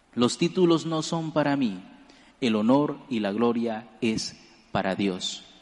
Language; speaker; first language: Spanish; native; Spanish